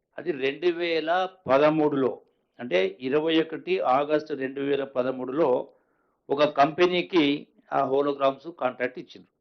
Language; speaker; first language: Telugu; native; Telugu